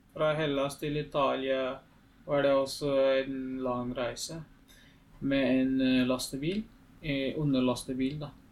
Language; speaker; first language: Norwegian; non-native, learner; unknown